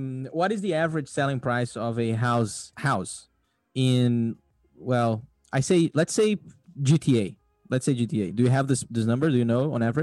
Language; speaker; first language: English; non-native, fluent; Portuguese